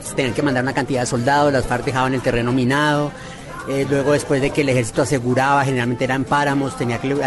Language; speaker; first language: Spanish; native; Spanish